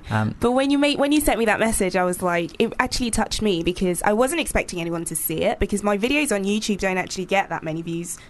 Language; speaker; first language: English; non-native, local second language; Yoruba